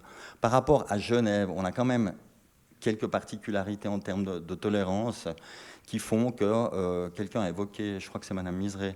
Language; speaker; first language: French; native; French